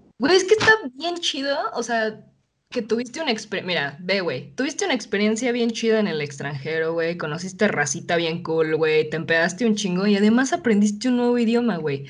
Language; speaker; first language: Spanish; native; Spanish